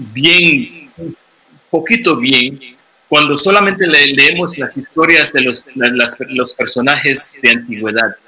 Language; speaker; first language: Spanish; native; Spanish